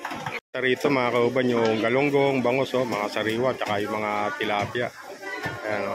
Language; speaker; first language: Filipino; non-native, local second language; Cebuano